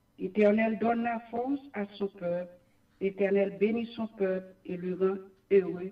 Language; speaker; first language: French; non-native, local second language; Haitian Creole